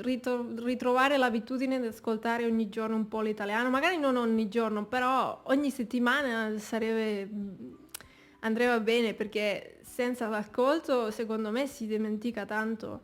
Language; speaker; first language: Italian; non-native, fluent; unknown